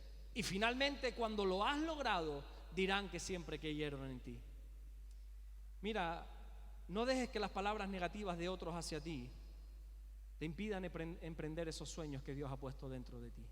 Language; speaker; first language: Spanish; native; Spanish